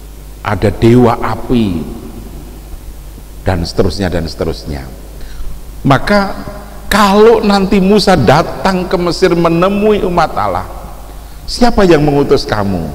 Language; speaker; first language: Indonesian; native; Indonesian